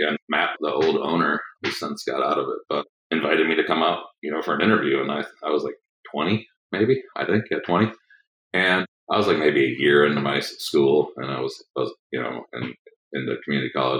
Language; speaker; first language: English; native; English